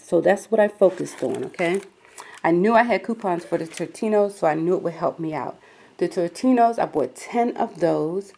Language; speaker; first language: English; native; English